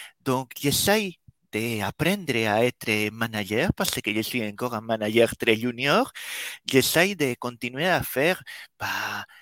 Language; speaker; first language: French; non-native, fluent; Spanish